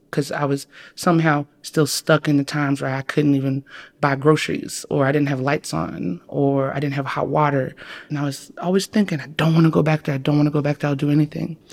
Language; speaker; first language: English; native; English